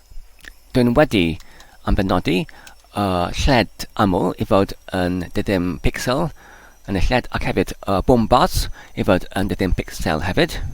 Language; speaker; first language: Welsh; non-native, learner; Polish